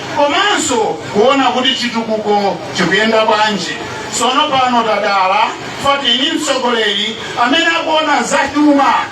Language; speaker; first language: Nyanja; native; Nyanja